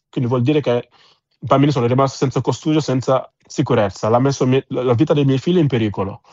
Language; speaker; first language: Italian; non-native, fluent; Wolof